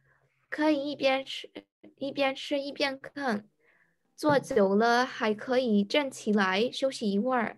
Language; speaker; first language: Chinese; non-native, learner; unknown